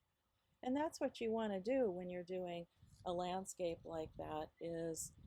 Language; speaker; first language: English; native; English